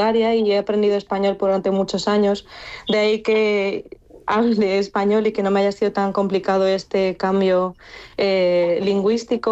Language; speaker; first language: Spanish; non-native, fluent; Bulgarian